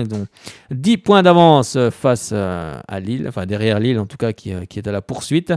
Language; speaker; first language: French; native; French